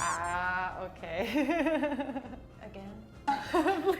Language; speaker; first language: English; non-native, fluent; Spanish